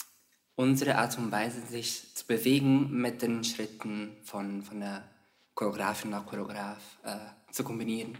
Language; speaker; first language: German; non-native, fluent; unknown